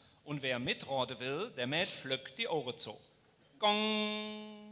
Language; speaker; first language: German; native; German